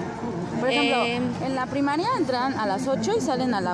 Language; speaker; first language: Spanish; native; Spanish